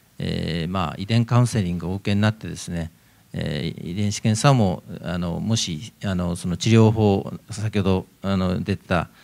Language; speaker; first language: Japanese; native; Japanese